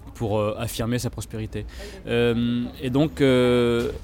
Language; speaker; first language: French; native; French